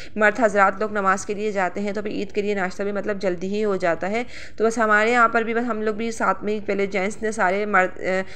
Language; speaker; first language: Hindi; native; Hindi